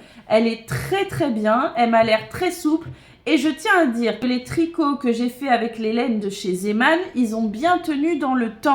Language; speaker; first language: French; native; French